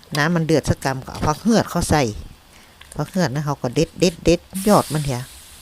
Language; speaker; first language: Thai; native; Thai